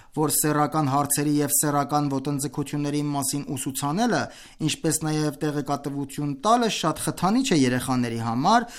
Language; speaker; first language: Armenian; native; Armenian